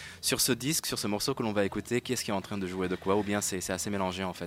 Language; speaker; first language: French; non-native, local second language; Arabic